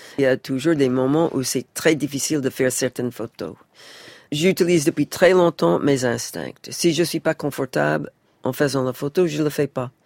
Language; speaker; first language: French; non-native, fluent; English